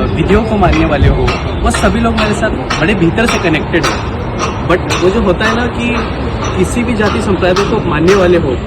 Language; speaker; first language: Hindi; non-native, local second language; Marathi